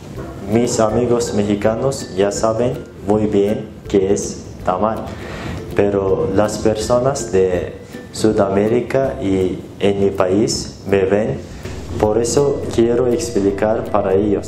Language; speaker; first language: Spanish; non-native, learner; Turkish